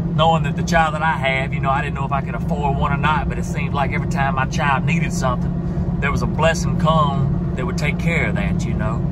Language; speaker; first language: English; native; English